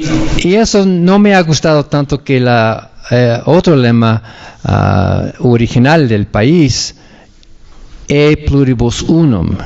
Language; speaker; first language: Spanish; non-native, fluent; English